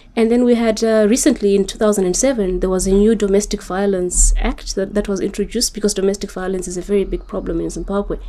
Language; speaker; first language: English; non-native, local second language; Shona